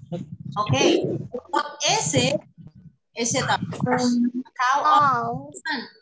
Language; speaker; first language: English; non-native, fluent; Indonesian